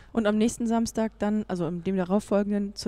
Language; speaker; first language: German; native; German